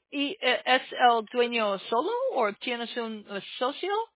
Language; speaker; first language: Spanish; non-native, learner; English